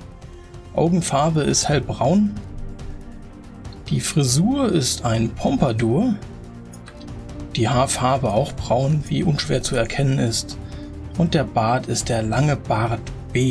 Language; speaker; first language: German; native; German